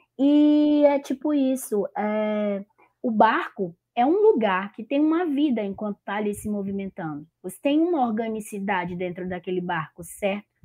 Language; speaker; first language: Portuguese; native; Portuguese